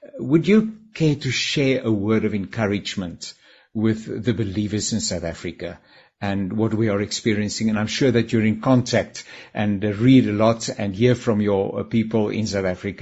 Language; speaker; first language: English; non-native, local second language; Afrikaans